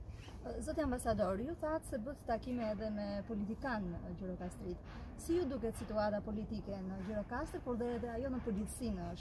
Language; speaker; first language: Albanian; native; Albanian